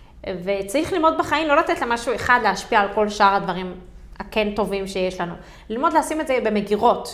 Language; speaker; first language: Hebrew; native; Hebrew